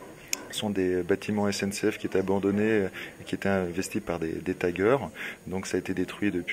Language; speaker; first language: French; native; French